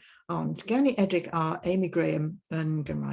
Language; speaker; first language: Welsh; non-native, learner; English